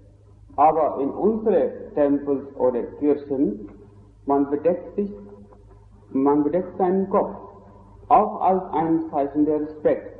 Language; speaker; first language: German; non-native, fluent; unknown